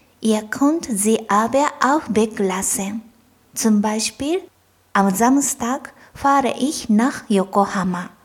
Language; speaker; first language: German; non-native, fluent; Japanese